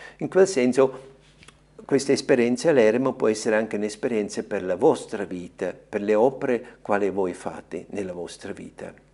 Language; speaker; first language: Italian; non-native, fluent; German